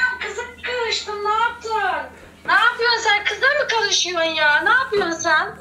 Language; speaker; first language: Turkish; native; Turkish